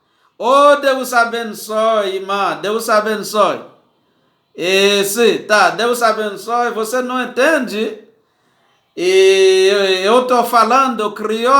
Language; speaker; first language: Portuguese; non-native, learner; Haitian Creole